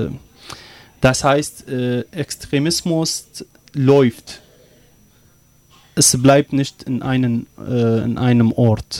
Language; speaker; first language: German; non-native, learner; Arabic